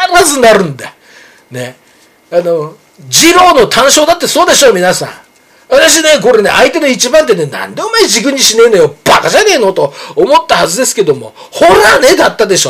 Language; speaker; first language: Japanese; native; Japanese